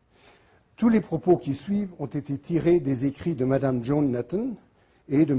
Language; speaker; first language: French; native; French